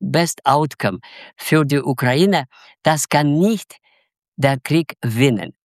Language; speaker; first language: German; non-native, learner; Russian